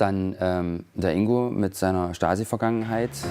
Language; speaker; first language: German; native; German